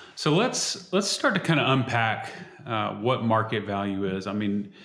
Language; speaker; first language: English; native; English